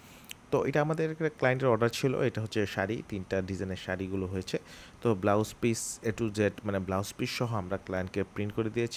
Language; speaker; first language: Bangla; native; Bangla